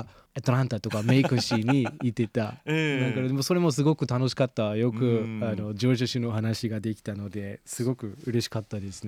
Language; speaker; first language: Japanese; non-native, fluent; English